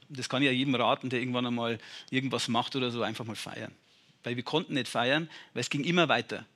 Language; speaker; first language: German; native; German